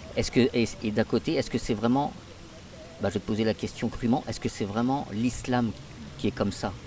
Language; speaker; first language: French; native; French